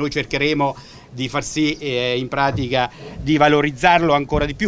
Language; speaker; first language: Italian; native; Italian